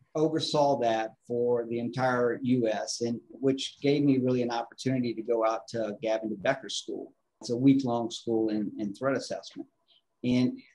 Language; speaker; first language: English; native; English